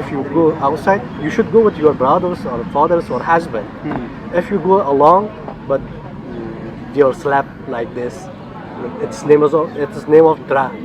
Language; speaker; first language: English; non-native, learner; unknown